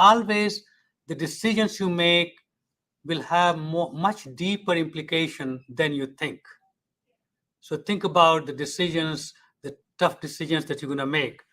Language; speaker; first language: English; non-native, fluent; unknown